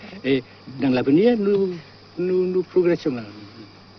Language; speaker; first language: French; non-native, local second language; Vietnamese